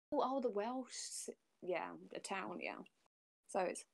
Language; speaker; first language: English; native; English